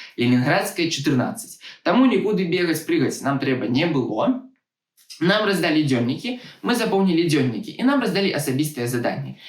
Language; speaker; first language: Belarusian; non-native, local second language; Russian